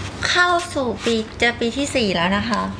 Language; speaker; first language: Thai; native; Thai